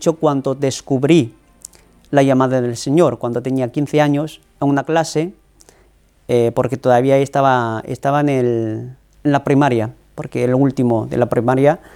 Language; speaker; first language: Spanish; non-native, fluent; Chinese